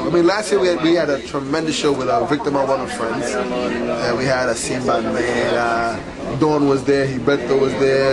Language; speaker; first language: English; early bilingual, other home language; Spanish